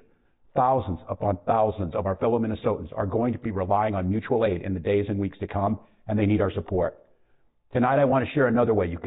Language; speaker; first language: English; native; English